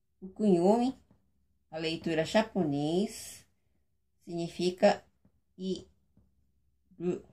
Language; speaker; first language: Portuguese; non-native, fluent; Japanese